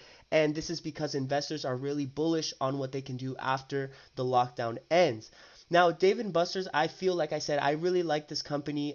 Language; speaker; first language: English; native; English